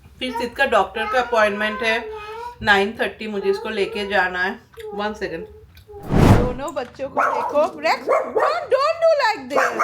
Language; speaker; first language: Hindi; non-native, local second language; Bangla